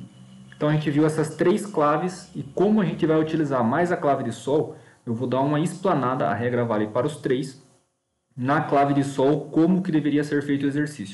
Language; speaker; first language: Portuguese; native; Portuguese